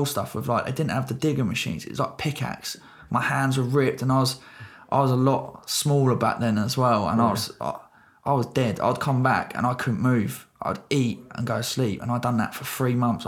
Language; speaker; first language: English; native; English